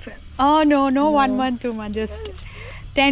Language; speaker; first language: English; non-native, local second language; Telugu